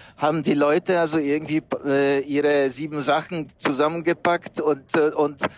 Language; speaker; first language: German; non-native, fluent; Polish